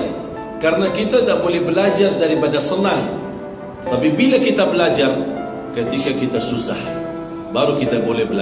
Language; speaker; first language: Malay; non-native, fluent; Arabic